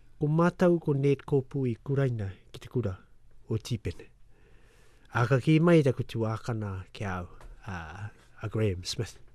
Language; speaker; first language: Māori; native; Māori